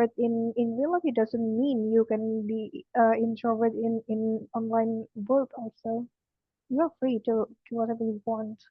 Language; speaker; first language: English; non-native, learner; Indonesian